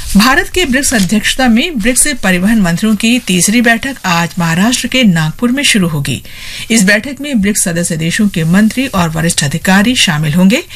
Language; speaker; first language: Hindi; non-native, local second language; Assamese